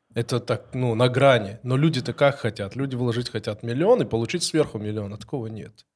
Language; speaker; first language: Russian; non-native, local second language; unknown